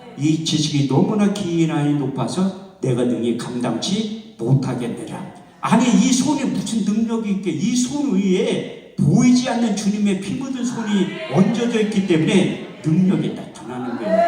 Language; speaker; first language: Korean; native; Korean